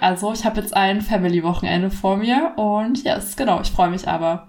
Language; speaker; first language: German; native; German